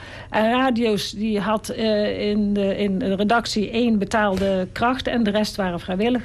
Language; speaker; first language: Dutch; native; Dutch